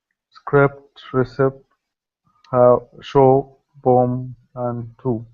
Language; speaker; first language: English; non-native, learner; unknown